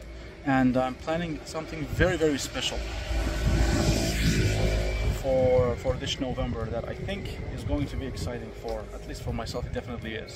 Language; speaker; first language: English; non-native, fluent; Persian